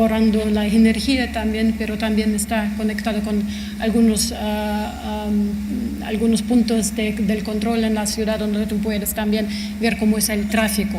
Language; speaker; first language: Spanish; non-native, fluent; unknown